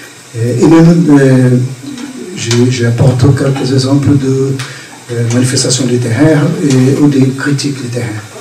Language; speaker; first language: French; non-native, fluent; Portuguese